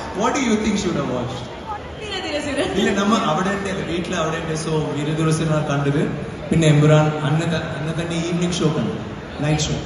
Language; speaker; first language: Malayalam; non-native, learner; Tamil